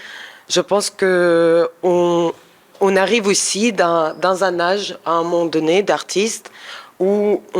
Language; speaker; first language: French; non-native, fluent; Russian